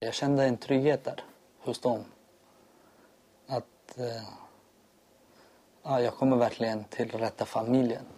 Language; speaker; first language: Swedish; non-native, local second language; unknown